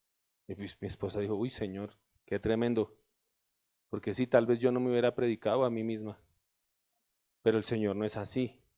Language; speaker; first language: Spanish; native; Spanish